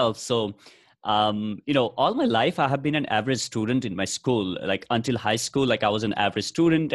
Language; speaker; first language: English; non-native, local second language; Nepali